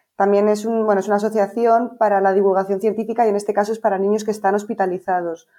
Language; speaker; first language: Spanish; native; Spanish